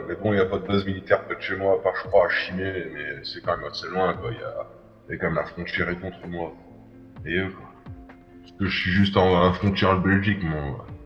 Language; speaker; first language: French; native; French